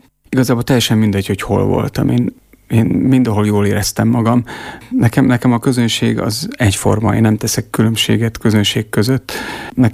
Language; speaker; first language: Hungarian; native; Hungarian